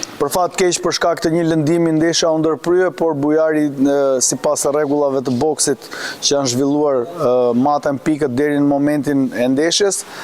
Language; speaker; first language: Albanian; native; Albanian